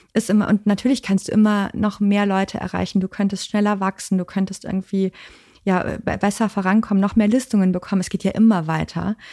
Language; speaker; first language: German; native; German